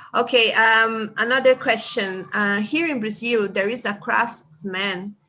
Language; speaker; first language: English; non-native, fluent; Portuguese